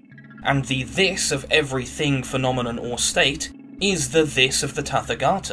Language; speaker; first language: English; native; English